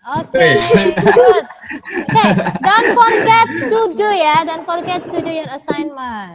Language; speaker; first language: English; non-native, fluent; Indonesian